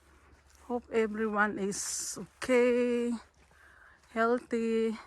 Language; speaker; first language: English; non-native, learner; Filipino